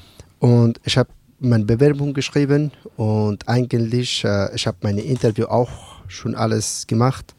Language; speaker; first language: German; non-native, learner; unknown